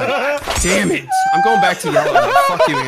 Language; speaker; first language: English; native; English